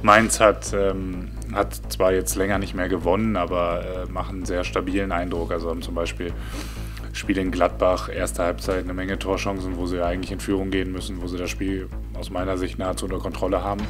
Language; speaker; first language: German; native; German